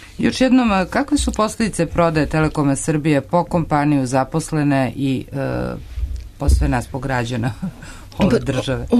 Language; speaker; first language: Serbian; native; Serbian